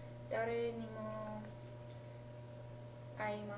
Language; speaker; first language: Japanese; non-native, learner; English